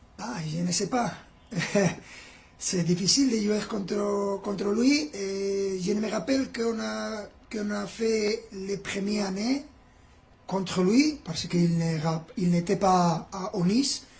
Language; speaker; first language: French; non-native, fluent; Spanish